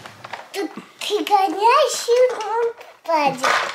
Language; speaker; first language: Russian; early bilingual, heritage; Russian